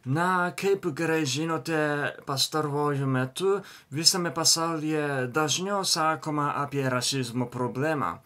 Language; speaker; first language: Lithuanian; non-native, learner; Japanese